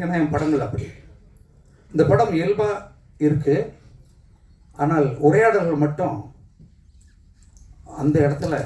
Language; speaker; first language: Tamil; native; Tamil